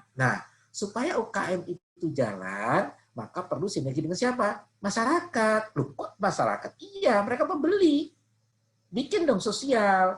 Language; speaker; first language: Indonesian; non-native, local second language; Javanese